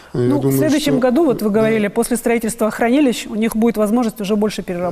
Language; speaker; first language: Russian; native; Russian